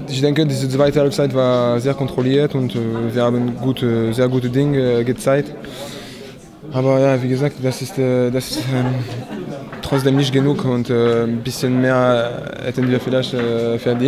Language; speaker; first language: German; non-native, fluent; French